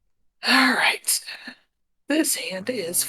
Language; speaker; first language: English; native; English